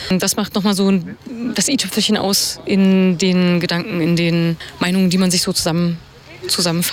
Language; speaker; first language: German; native; German